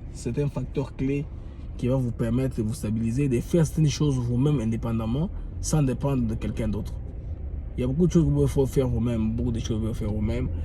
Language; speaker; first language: French; non-native, local second language; Lingala